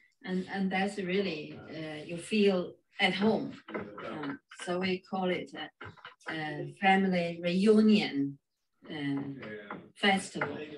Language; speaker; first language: English; non-native, fluent; Chinese